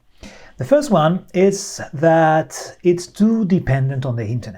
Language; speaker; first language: English; non-native, fluent; Spanish